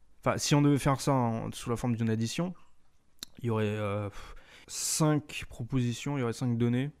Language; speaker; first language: French; native; French